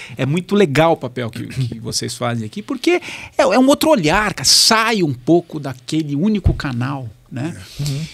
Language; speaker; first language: Portuguese; native; Portuguese